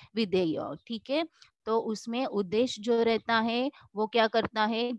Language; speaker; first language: Hindi; non-native, local second language; Marathi